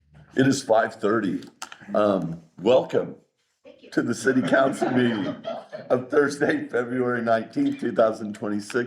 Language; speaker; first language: English; native; English